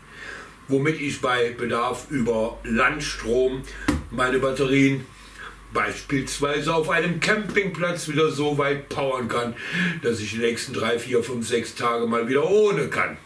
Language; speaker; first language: German; native; German